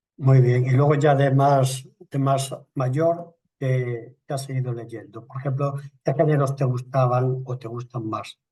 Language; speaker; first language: Spanish; native; Spanish